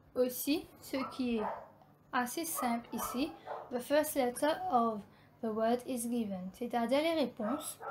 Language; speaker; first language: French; non-native, local second language; Morisyen